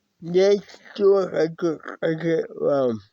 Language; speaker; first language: Russian; non-native, local second language; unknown